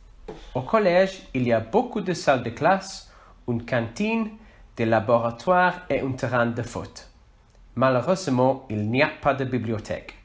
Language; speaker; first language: French; non-native, learner; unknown